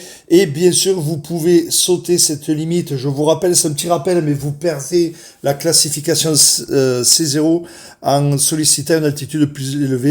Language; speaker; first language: French; native; French